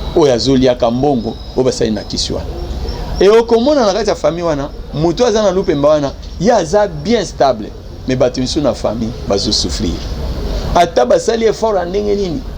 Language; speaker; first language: Lingala; non-native, local second language; Luba-Lulua